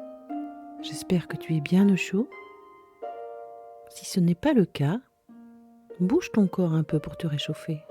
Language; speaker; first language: French; native; French